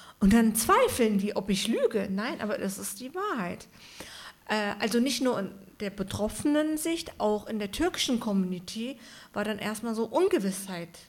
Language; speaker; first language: German; early bilingual, other home language; Turkish